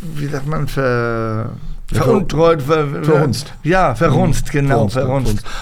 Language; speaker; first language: German; early bilingual, other home language; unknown